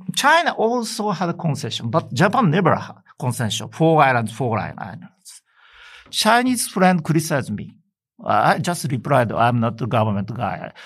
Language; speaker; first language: English; non-native, learner; Japanese